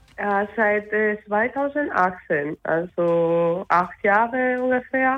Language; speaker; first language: German; non-native, learner; Spanish